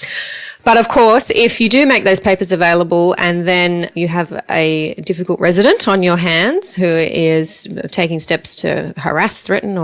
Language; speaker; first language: English; native; English